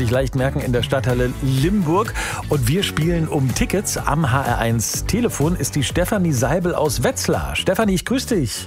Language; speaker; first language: German; native; German